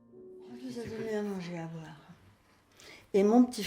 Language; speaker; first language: French; native; French